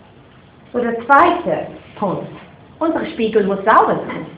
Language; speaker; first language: German; non-native, fluent; English